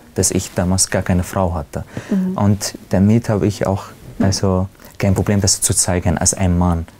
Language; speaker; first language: German; non-native, fluent; Arabic